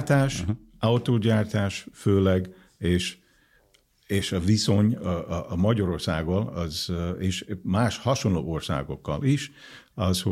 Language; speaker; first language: Hungarian; non-native, fluent; English